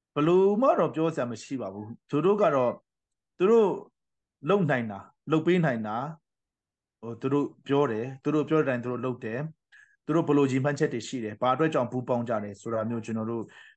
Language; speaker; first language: Burmese; non-native, local second language; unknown